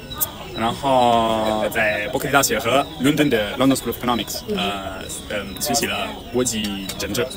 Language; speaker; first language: Chinese; non-native, fluent; Italian